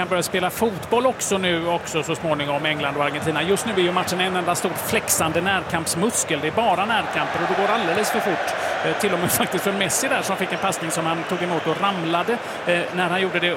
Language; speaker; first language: Swedish; native; Swedish